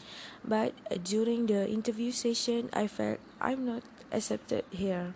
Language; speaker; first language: English; non-native, learner; Malay